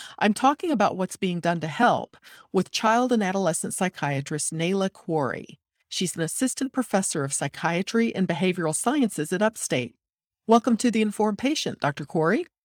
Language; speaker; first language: English; native; English